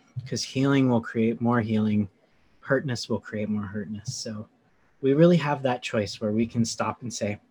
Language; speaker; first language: English; native; English